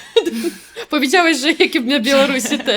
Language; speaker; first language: Polish; non-native, fluent; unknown